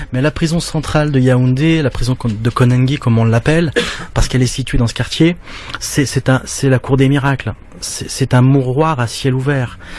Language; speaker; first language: French; native; French